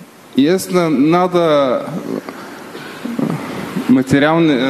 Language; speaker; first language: Russian; non-native, learner; Bulgarian